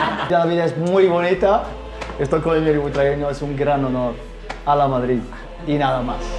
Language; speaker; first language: Spanish; native; Spanish